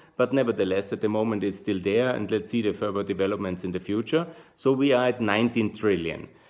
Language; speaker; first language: English; non-native, fluent; German